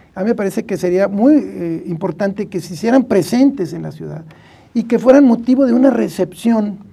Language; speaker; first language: Spanish; native; Spanish